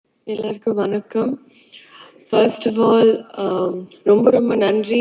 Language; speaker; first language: Tamil; non-native, fluent; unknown